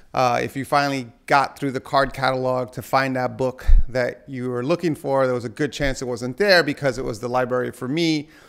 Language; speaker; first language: English; native; English